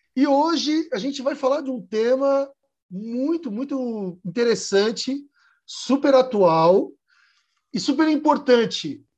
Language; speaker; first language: Portuguese; native; Portuguese